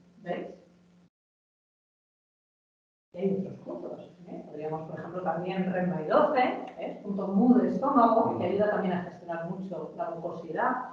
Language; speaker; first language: Spanish; native; Spanish